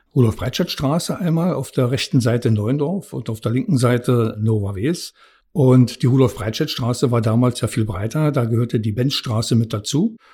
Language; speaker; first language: German; native; German